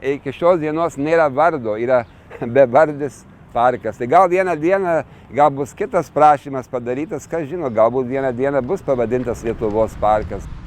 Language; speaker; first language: Lithuanian; early bilingual, heritage; Lithuanian